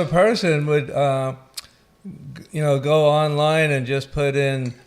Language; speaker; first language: English; native; English